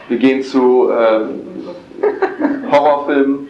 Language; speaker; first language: German; native; German